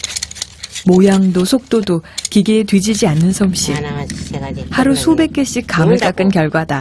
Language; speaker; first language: Korean; native; Korean